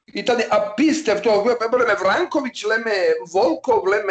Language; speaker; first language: Greek; non-native, learner; Serbian